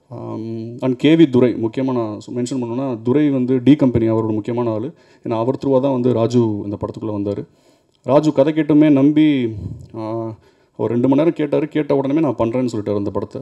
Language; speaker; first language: Tamil; native; Tamil